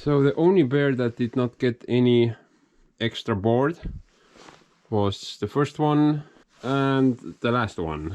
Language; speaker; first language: English; non-native, fluent; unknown